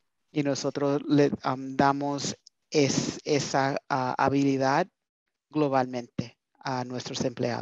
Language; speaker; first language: Spanish; early bilingual, heritage; Spanish